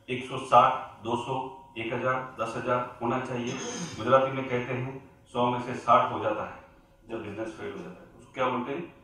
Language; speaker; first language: Hindi; non-native, local second language; Gujarati